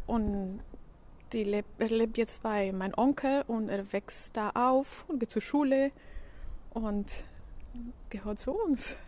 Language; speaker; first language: German; non-native, fluent; Spanish